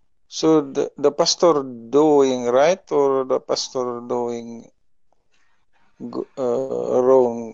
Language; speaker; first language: English; non-native, local second language; Filipino